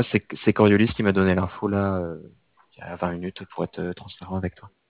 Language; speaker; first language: French; native; French